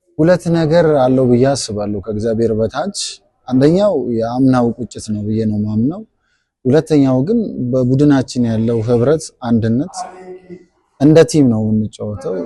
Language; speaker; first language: Amharic; non-native, local second language; Sidamo